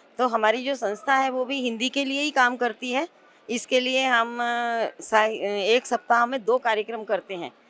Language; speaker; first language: Hindi; native; Hindi